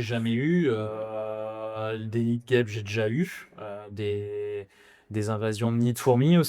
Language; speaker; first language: French; native; French